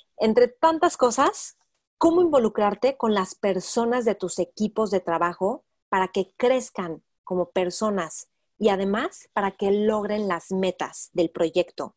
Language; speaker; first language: Spanish; native; Spanish